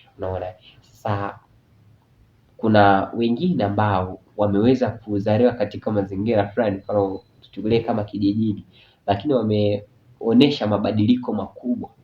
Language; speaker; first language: Swahili; native; Swahili